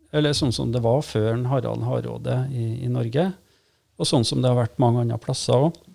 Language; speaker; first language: Norwegian; native; Norwegian